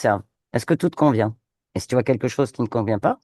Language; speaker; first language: French; native; French